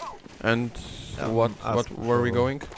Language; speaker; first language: English; non-native, learner; Polish